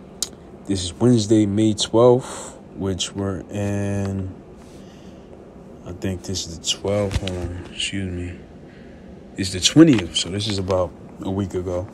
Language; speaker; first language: English; native; English